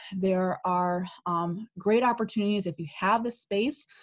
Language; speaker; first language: English; native; English